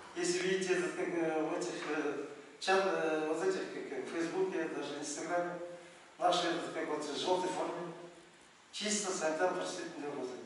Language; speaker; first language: Russian; non-native, local second language; Kazakh